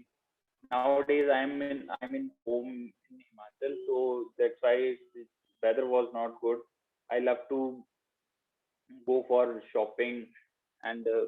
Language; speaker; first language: English; non-native, learner; Hindi